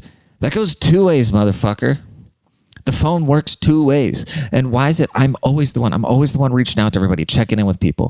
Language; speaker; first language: English; native; English